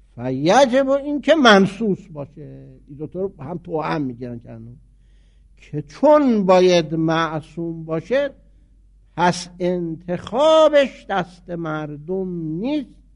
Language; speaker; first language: Persian; native; Persian